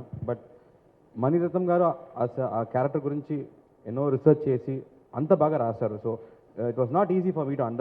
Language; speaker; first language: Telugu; non-native, learner; Tamil